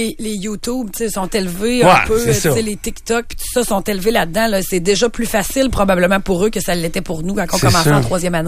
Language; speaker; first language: French; native; French